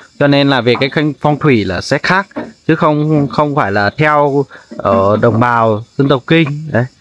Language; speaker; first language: Vietnamese; non-native, local second language; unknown